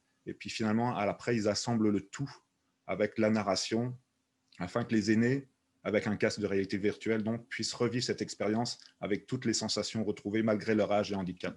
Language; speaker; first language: French; native; French